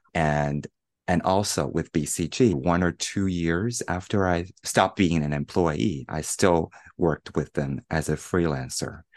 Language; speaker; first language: English; non-native, fluent; Chinese